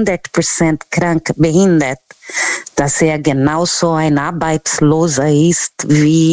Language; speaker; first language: German; non-native, learner; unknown